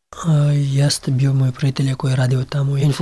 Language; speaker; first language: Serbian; non-native, learner; Pashto